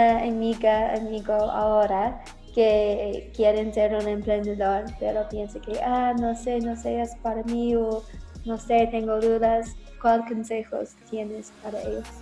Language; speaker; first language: Spanish; non-native, learner; English